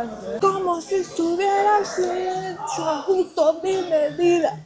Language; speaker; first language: Spanish; early bilingual, heritage; English